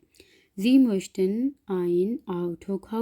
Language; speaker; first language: German; non-native, learner; Urdu